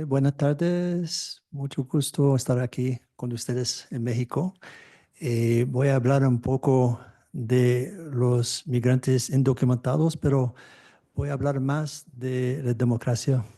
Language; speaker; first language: Spanish; non-native, fluent; French